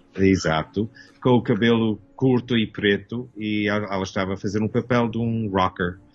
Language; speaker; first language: Portuguese; early bilingual, heritage; English